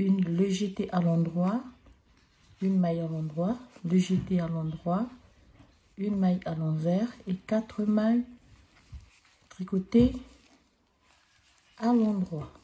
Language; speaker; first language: French; native; French